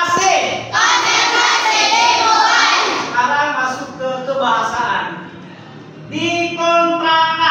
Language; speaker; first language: Indonesian; native; Indonesian